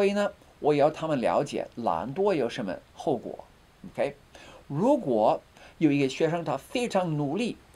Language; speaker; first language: Chinese; non-native, fluent; English